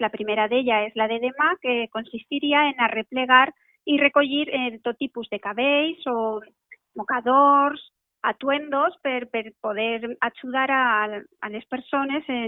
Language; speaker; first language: Catalan; native; Catalan